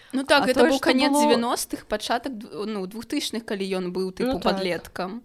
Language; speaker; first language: Belarusian; non-native, local second language; Russian